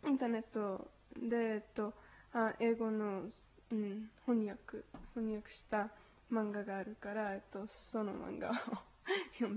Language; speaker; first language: Japanese; non-native, learner; Spanish